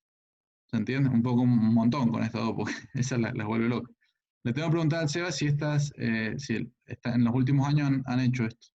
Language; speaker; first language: Spanish; native; Spanish